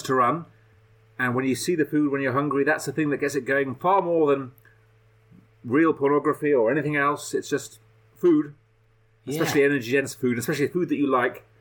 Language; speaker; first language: English; native; English